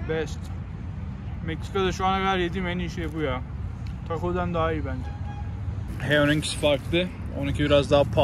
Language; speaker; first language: Turkish; native; Turkish